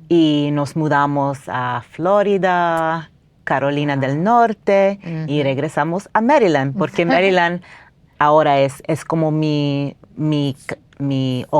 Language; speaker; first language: Spanish; non-native, fluent; English